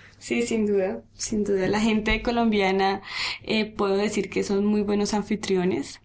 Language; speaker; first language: Spanish; native; Spanish